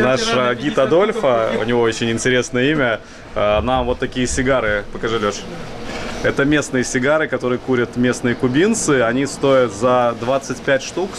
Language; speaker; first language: Russian; native; Russian